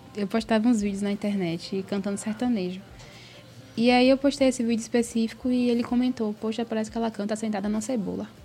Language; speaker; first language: Portuguese; native; Portuguese